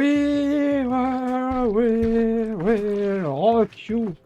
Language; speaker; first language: French; native; French